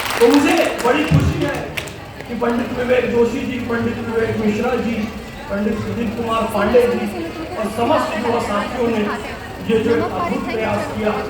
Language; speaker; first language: Hindi; native; Hindi